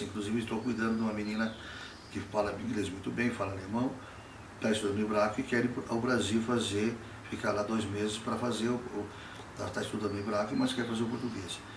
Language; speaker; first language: Portuguese; non-native, fluent; Spanish